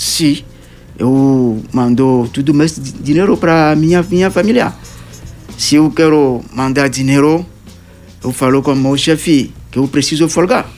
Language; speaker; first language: Portuguese; non-native, learner; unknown